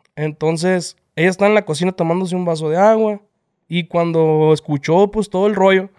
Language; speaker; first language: Spanish; native; Spanish